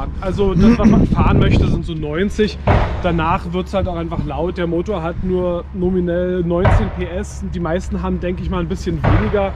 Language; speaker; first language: German; native; German